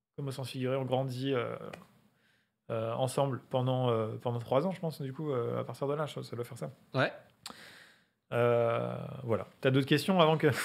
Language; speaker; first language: French; native; French